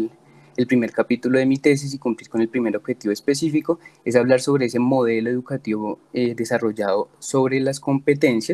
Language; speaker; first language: Spanish; native; Spanish